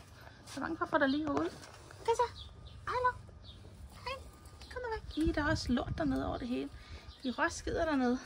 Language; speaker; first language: Danish; native; Danish